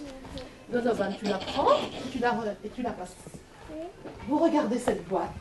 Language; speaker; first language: French; native; French